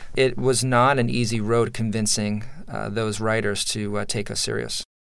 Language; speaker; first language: English; native; English